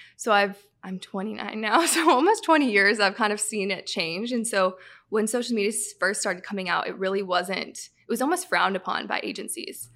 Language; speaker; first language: English; native; English